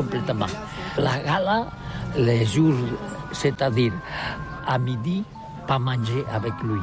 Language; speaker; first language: French; non-native, learner; Catalan